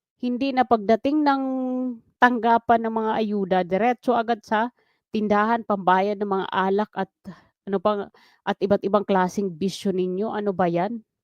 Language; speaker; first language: Filipino; non-native, local second language; Waray